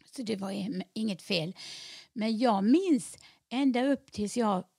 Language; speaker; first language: Swedish; native; Swedish